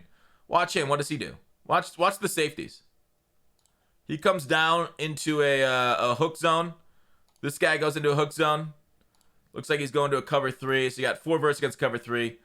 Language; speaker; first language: English; native; English